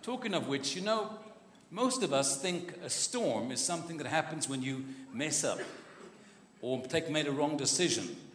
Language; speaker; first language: English; non-native, local second language; Afrikaans